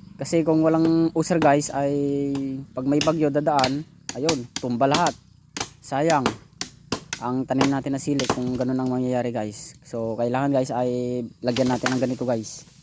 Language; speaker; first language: Filipino; non-native, local second language; Iloko